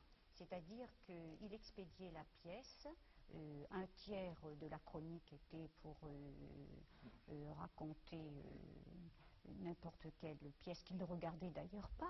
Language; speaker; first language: French; native; French